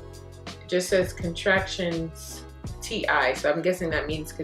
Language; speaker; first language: English; native; English